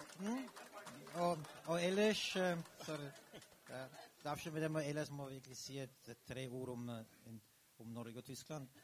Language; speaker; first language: Norwegian; non-native, fluent; German